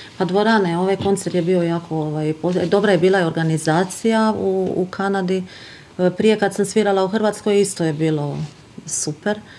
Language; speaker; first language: Bosnian; non-native, fluent; Hungarian